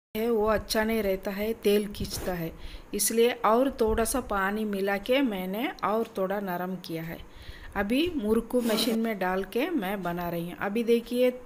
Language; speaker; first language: Hindi; non-native, local second language; Tamil